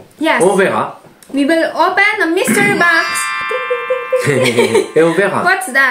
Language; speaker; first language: English; non-native, local second language; Filipino